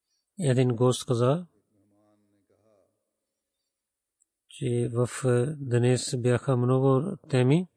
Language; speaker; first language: Bulgarian; non-native, learner; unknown